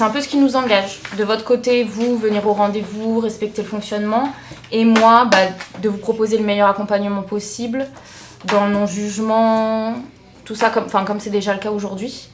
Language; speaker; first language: French; native; French